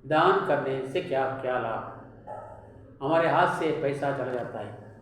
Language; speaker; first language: Hindi; non-native, local second language; Tamil